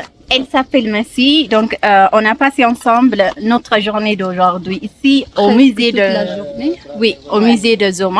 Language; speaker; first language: French; non-native, learner; Amharic